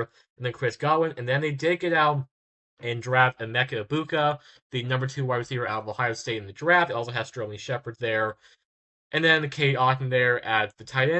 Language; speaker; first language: English; native; English